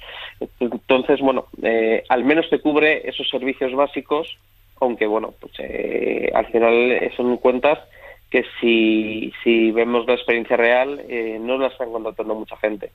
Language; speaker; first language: Spanish; native; Spanish